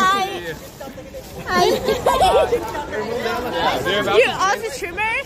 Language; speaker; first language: English; non-native, learner; Portuguese